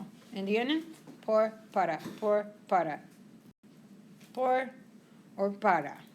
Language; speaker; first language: Spanish; non-native, fluent; English